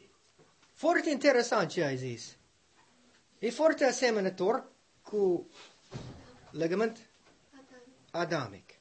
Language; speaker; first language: Romanian; non-native, learner; English